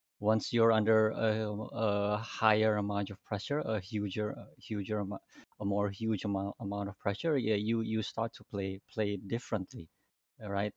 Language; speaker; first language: English; non-native, fluent; Indonesian